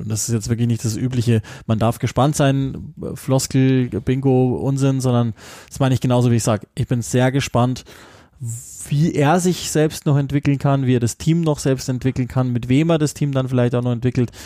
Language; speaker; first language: German; native; German